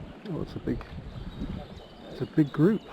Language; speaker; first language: English; native; English